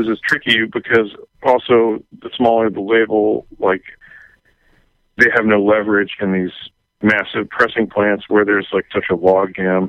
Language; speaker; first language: English; native; English